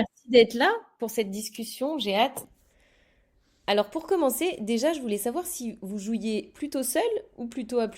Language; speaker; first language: French; native; French